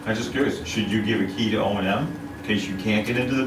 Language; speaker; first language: English; native; English